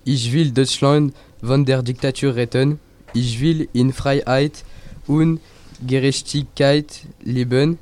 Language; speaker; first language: German; non-native, learner; French